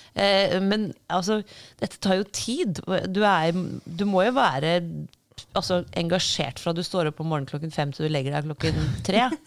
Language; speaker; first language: Norwegian; native; Norwegian